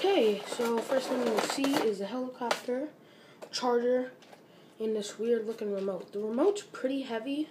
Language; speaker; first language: English; native; English